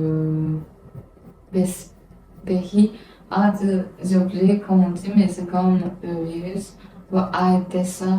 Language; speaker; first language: French; non-native, learner; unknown